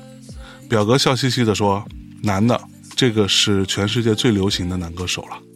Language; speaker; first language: Chinese; native; Chinese